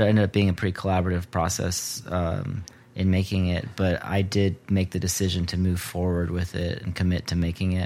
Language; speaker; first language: English; native; English